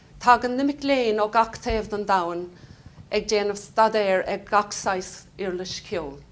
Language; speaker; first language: Irish; native; Irish